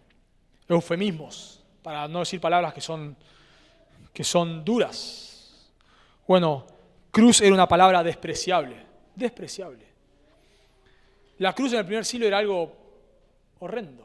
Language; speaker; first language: Spanish; native; Spanish